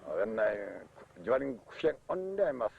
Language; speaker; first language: English; non-native, learner; Japanese